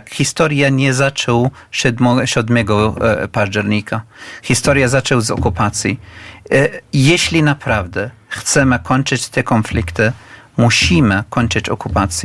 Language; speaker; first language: Polish; non-native, fluent; Arabic